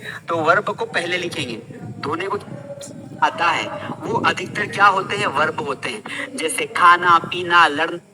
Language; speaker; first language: Hindi; native; Hindi